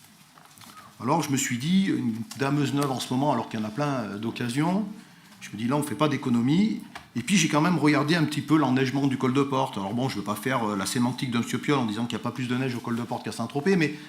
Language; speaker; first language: French; native; French